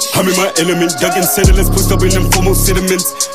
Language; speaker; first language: English; non-native, local second language; Tswana